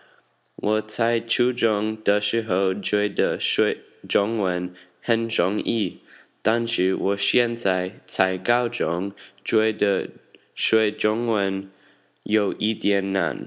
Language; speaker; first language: Chinese; non-native, learner; English